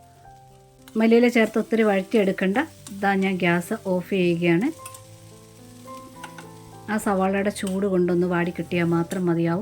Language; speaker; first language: Malayalam; native; Malayalam